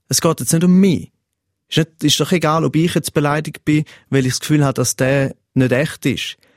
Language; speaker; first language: German; native; German